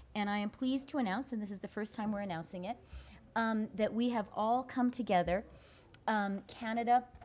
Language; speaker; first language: English; native; English